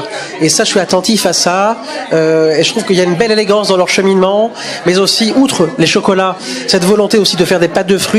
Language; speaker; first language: French; native; French